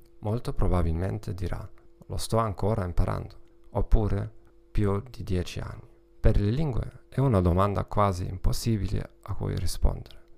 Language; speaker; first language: Italian; non-native, learner; German